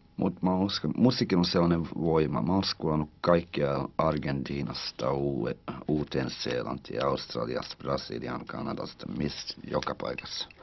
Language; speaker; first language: Finnish; early bilingual, heritage; Finnish